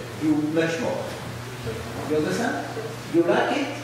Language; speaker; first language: English; non-native, learner; French